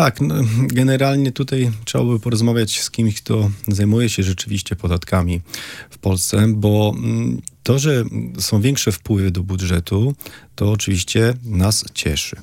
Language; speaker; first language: Polish; native; Polish